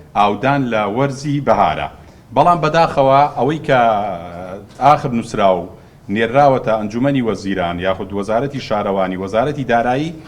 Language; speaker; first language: Central Kurdish; native; Central Kurdish